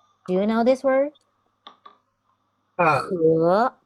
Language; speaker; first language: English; non-native, fluent; Chinese